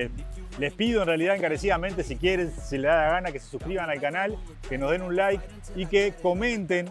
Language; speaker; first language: Spanish; native; Spanish